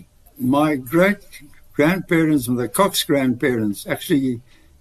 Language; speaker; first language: English; native; English